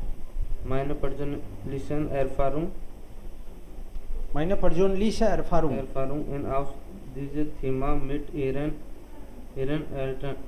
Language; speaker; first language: German; non-native, learner; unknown